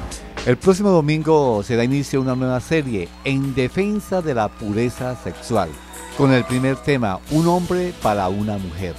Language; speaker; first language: Spanish; native; Spanish